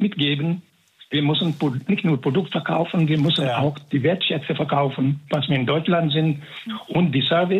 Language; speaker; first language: German; non-native, fluent; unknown